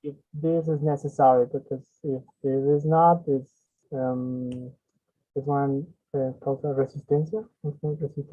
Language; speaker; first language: English; non-native, learner; Spanish